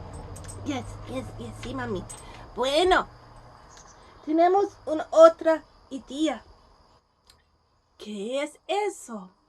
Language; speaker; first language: Spanish; non-native, learner; English